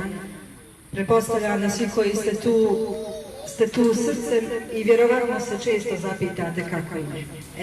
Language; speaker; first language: Bosnian; native; Bosnian